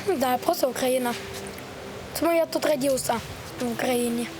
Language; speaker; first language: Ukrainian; non-native, local second language; Russian